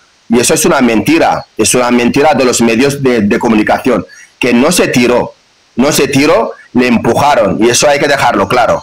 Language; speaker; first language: Spanish; non-native, fluent; Wolof